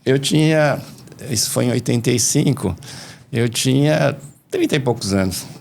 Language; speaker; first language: Portuguese; early bilingual, other home language; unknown